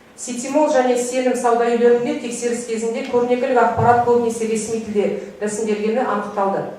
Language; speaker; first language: Kazakh; native; Kazakh